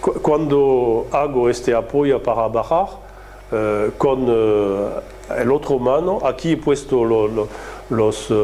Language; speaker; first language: Spanish; non-native, fluent; French